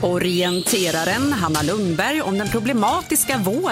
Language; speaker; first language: Swedish; native; Swedish